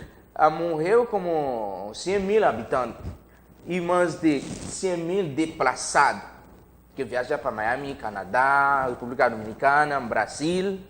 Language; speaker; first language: Spanish; non-native, learner; Haitian Creole